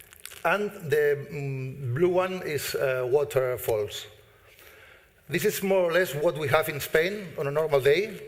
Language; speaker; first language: English; non-native, fluent; Spanish